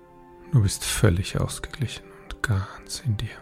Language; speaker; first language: German; native; German